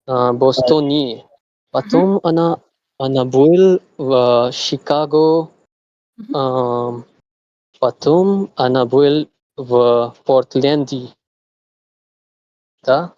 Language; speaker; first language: Russian; non-native, learner; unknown